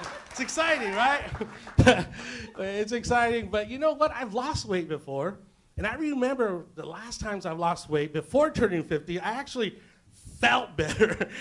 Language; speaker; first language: English; native; English